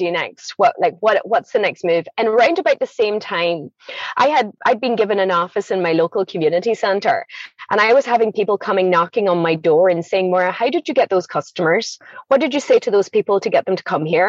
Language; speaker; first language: English; native; English